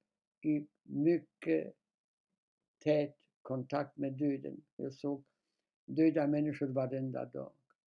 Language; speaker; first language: Swedish; non-native, fluent; Polish